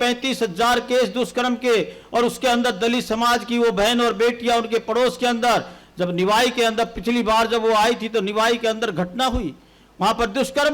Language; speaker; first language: Hindi; native; Hindi